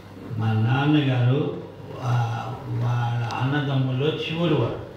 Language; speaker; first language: Telugu; native; Telugu